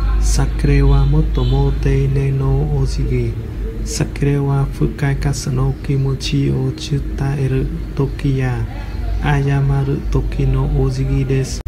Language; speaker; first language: Japanese; non-native, learner; Vietnamese